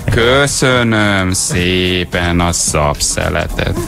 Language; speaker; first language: Hungarian; native; Hungarian